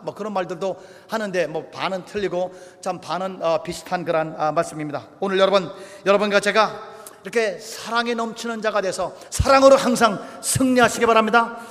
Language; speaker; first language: Korean; native; Korean